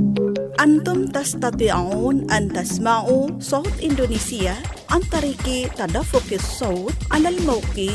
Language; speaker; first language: Arabic; non-native, fluent; Indonesian